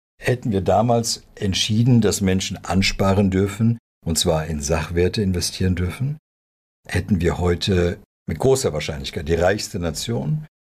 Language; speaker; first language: German; early bilingual, other home language; Serbian